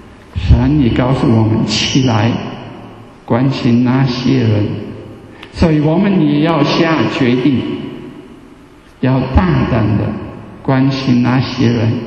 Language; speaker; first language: Chinese; non-native, fluent; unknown